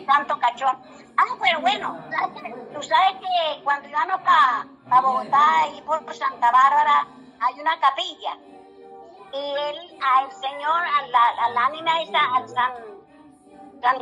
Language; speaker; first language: Spanish; native; Spanish